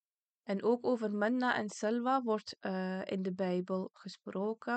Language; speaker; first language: Dutch; early bilingual, other home language; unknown